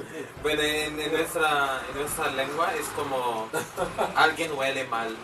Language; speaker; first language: Spanish; non-native, fluent; Filipino